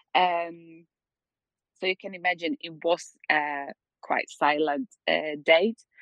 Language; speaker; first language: English; non-native, fluent; Polish